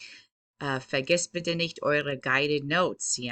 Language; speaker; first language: German; non-native, fluent; English